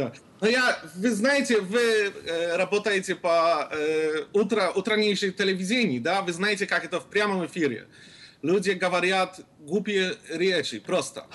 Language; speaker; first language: Russian; non-native, fluent; Polish